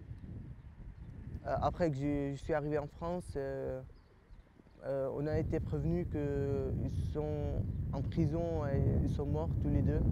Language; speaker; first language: French; early bilingual, other home language; Arabic